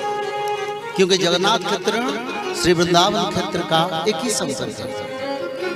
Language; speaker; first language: Hindi; non-native, local second language; Odia